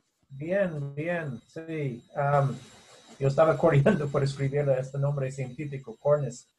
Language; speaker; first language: Spanish; non-native, fluent; English